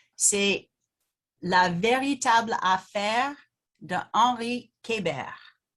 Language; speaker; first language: French; non-native, fluent; English